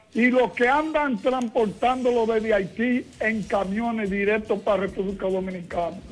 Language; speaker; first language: Spanish; native; Spanish